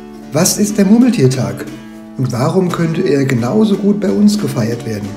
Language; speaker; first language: German; native; German